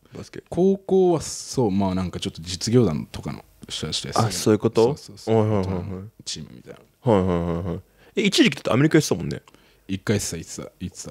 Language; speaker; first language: Japanese; native; Japanese